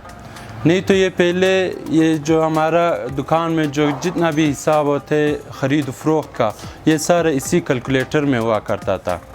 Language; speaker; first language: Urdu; non-native, local second language; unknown